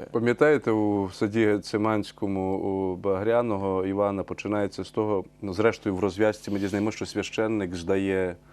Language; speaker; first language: Ukrainian; native; Ukrainian